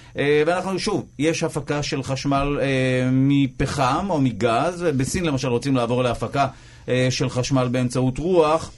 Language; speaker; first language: Hebrew; native; Hebrew